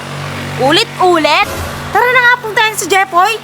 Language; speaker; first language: Filipino; native; Filipino